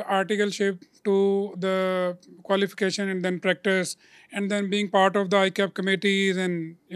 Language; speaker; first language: English; non-native, local second language; Urdu